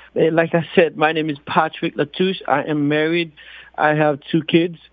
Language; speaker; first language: English; non-native, fluent; Haitian Creole